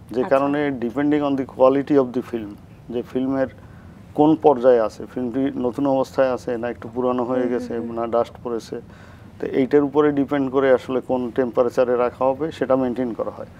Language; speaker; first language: Bangla; native; Bangla